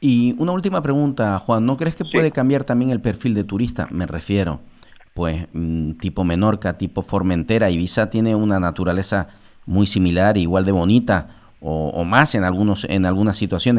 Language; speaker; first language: Spanish; native; Spanish